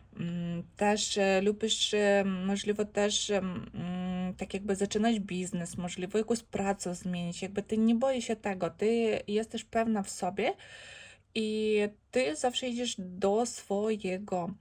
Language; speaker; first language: Polish; non-native, learner; Ukrainian